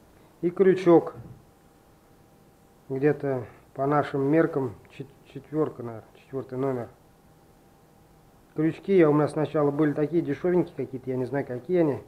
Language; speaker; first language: Russian; native; Russian